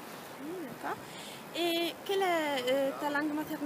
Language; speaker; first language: French; non-native, fluent; Italian